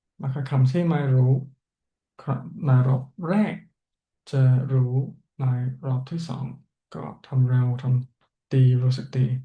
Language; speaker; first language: Thai; non-native, learner; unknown